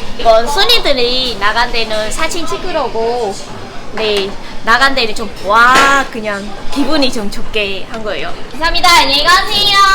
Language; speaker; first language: Korean; non-native, fluent; Vietnamese